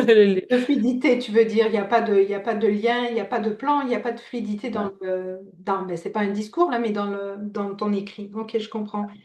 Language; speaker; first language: French; native; French